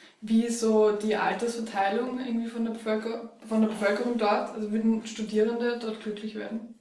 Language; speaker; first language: German; native; German